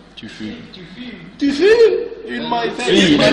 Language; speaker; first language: French; non-native, local second language; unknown